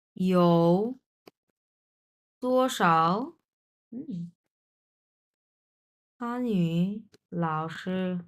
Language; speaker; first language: Chinese; non-native, fluent; Bangla